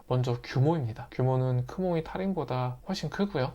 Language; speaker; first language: Korean; native; Korean